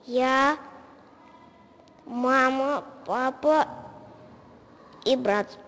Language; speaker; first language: Russian; non-native, learner; Armenian